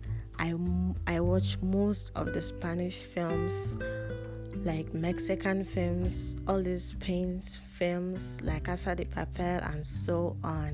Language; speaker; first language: English; non-native, local second language; Hausa